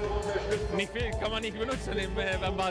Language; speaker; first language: German; non-native, fluent; Dutch